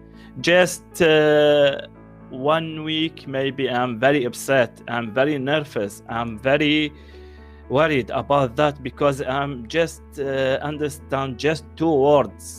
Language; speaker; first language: English; non-native, learner; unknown